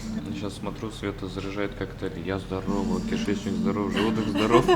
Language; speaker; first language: Russian; native; Russian